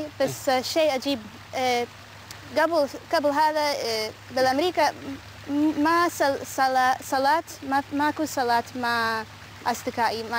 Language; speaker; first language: Arabic; non-native, learner; English